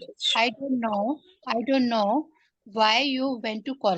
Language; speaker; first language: English; non-native, learner; Hindi